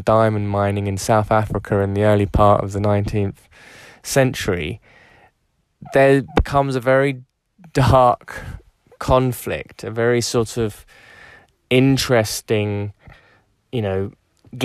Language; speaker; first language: English; native; English